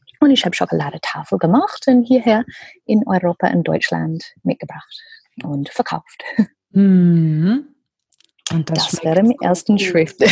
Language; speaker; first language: German; non-native, learner; English